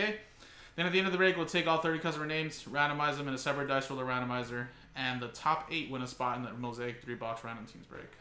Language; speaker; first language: English; native; English